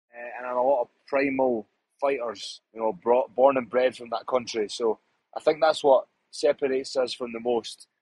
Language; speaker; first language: English; native; English